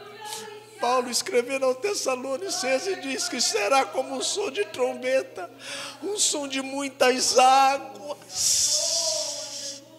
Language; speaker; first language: Portuguese; native; Portuguese